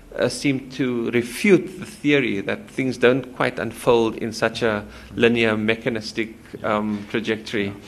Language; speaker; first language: English; native; English